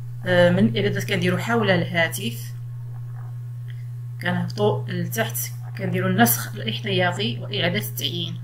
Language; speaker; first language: Arabic; native; Arabic